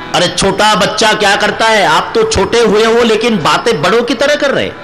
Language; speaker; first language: Hindi; non-native, local second language; Marathi